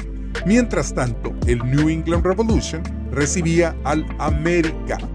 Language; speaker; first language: Spanish; native; Spanish